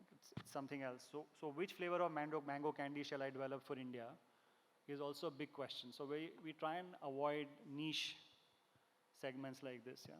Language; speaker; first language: English; non-native, local second language; Hindi